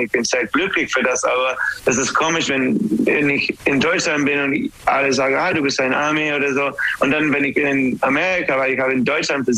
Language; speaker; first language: German; non-native, fluent; English